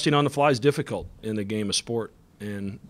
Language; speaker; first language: English; native; English